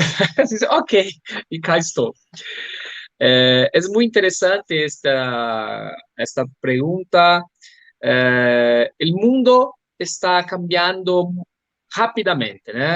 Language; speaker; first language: Spanish; non-native, learner; Portuguese